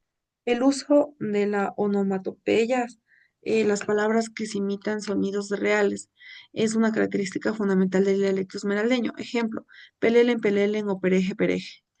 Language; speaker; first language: Spanish; native; Spanish